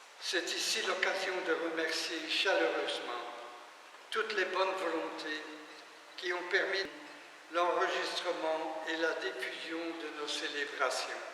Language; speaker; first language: French; native; French